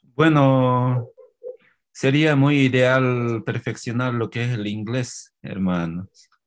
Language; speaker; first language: Spanish; native; Spanish